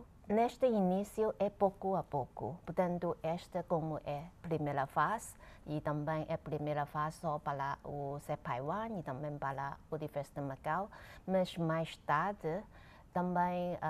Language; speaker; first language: Portuguese; non-native, local second language; Chinese